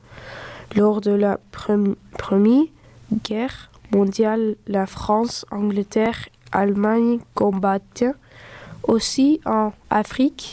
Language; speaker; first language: French; early bilingual, other home language; Dutch